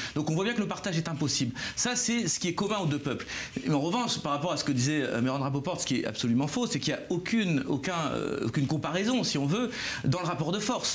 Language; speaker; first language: French; native; French